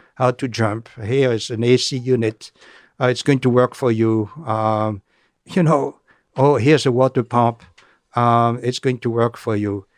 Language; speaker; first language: English; non-native, fluent; French